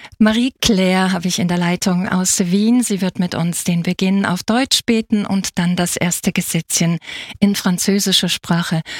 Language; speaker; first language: German; native; German